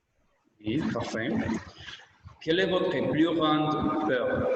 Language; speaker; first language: French; non-native, learner; Spanish